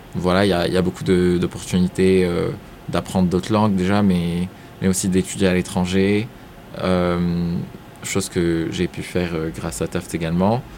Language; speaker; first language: French; non-native, local second language; Arabic